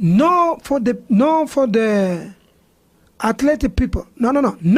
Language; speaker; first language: English; non-native, learner; Spanish